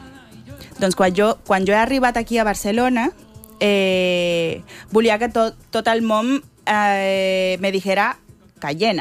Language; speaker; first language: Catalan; non-native, fluent; Spanish